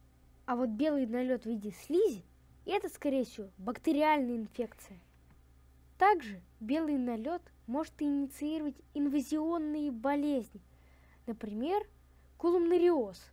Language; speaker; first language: Russian; native; Russian